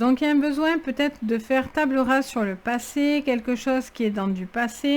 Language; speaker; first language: French; native; French